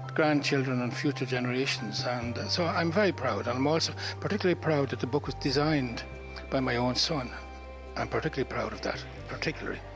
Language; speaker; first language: English; native; English